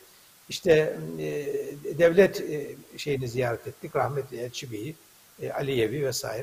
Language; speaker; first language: Turkish; native; Turkish